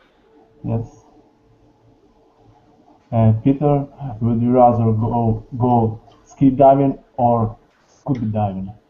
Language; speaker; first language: English; non-native, learner; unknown